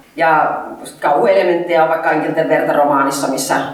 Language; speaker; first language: Finnish; native; Finnish